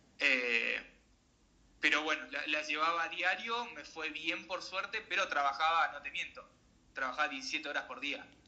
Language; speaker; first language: Spanish; native; Spanish